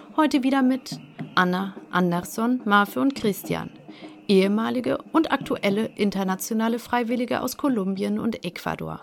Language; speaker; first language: German; native; German